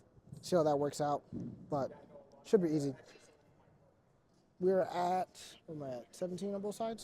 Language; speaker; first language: English; native; English